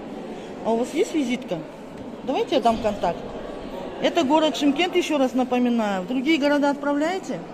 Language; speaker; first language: Russian; non-native, local second language; Kazakh